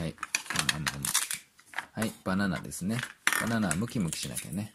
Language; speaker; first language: Japanese; native; Japanese